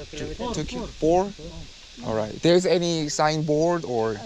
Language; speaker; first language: English; non-native, learner; Korean